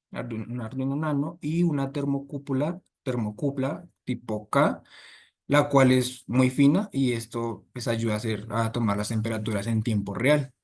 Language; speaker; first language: Spanish; native; Spanish